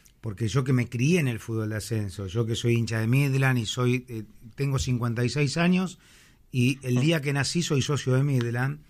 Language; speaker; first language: Spanish; native; Spanish